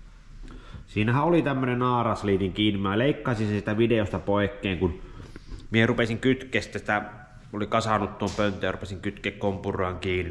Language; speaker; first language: Finnish; native; Finnish